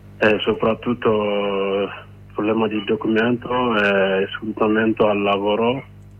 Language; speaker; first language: Italian; non-native, learner; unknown